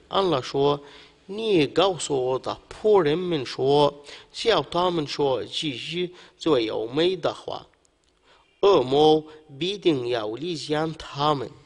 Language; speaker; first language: Chinese; non-native, fluent; Arabic